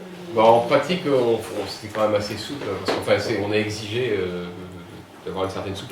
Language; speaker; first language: French; native; French